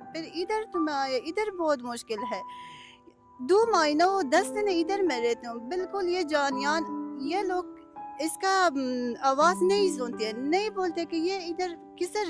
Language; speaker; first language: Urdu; non-native, learner; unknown